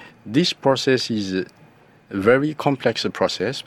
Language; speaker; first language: English; non-native, fluent; Chinese